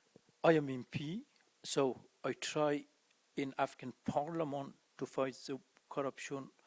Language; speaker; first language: English; non-native, fluent; Persian